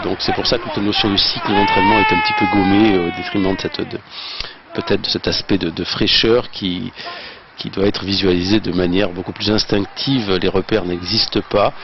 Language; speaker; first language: French; native; French